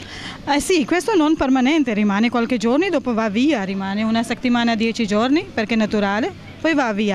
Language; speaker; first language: Italian; non-native, learner; Hindi